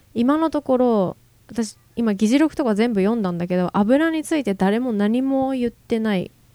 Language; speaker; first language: Japanese; native; Japanese